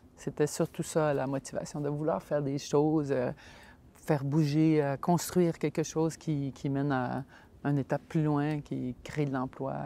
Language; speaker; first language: French; native; French